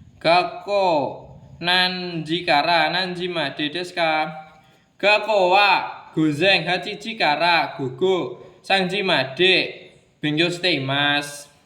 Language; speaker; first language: Japanese; non-native, learner; Indonesian